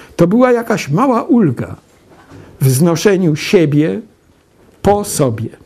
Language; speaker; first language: Polish; native; Polish